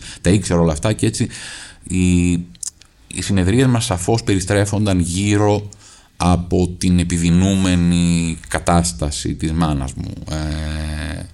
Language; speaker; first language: Greek; native; Greek